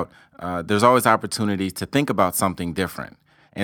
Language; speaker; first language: English; native; English